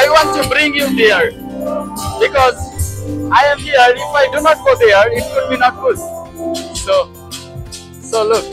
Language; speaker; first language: English; non-native, learner; Bangla